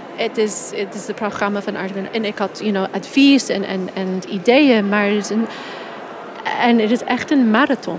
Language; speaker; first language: Dutch; non-native, fluent; English